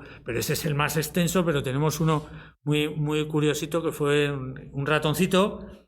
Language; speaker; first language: Spanish; native; Spanish